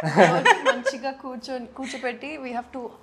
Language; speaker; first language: Telugu; non-native, local second language; Hindi